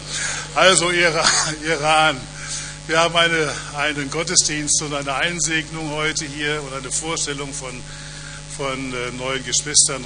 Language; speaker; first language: German; native; German